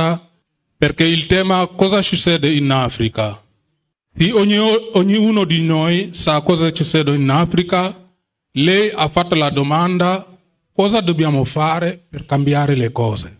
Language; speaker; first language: Italian; non-native, fluent; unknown